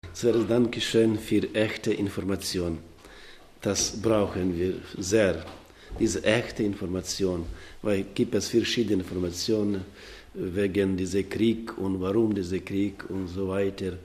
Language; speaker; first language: German; non-native, learner; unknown